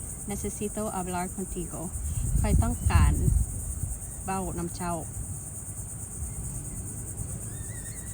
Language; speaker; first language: Spanish; non-native, learner; Lao